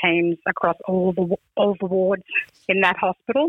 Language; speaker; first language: English; native; English